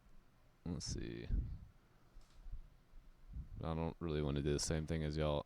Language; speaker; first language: English; native; English